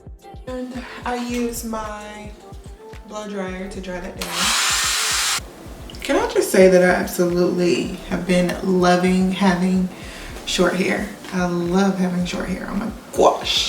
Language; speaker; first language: English; native; English